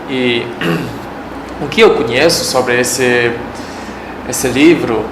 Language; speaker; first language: Portuguese; non-native, fluent; Chinese